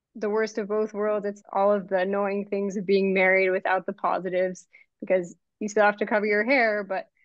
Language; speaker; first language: English; native; English